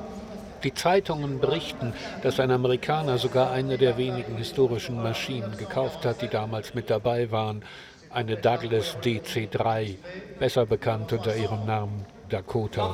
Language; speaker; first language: German; native; German